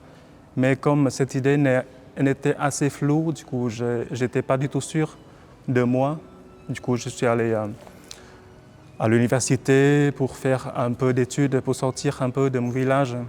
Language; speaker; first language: French; non-native, fluent; Vietnamese